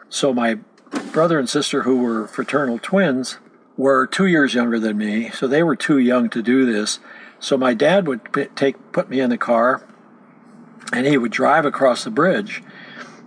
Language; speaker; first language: English; native; English